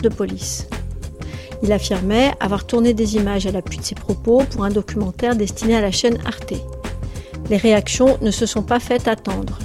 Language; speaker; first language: French; native; French